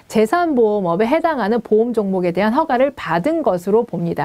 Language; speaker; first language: Korean; native; Korean